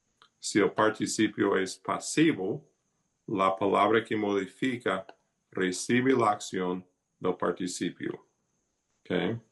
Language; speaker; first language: Spanish; non-native, fluent; English